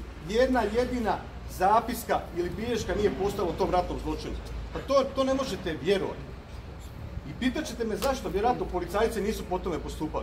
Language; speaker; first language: Croatian; native; Croatian